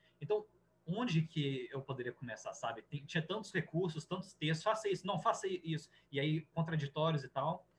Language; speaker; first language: Portuguese; native; Portuguese